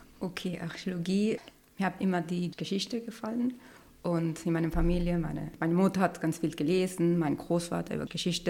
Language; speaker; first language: German; non-native, learner; Spanish